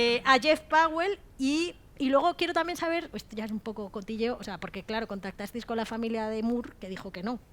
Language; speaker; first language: Spanish; native; Spanish